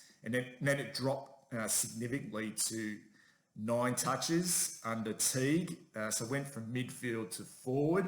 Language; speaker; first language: English; native; English